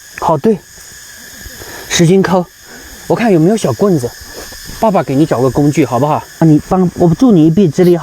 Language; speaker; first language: Chinese; native; Chinese